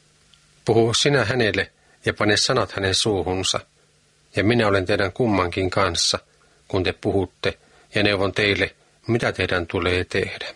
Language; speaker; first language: Finnish; native; Finnish